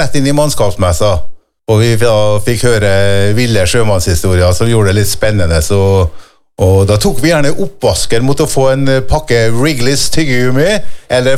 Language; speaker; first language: Norwegian; native; Norwegian